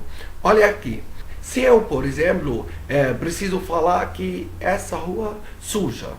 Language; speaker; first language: Portuguese; non-native, fluent; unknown